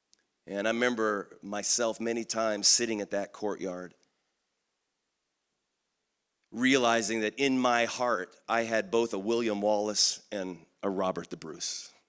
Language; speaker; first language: English; native; English